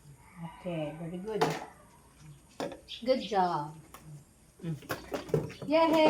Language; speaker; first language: English; non-native, local second language; Cebuano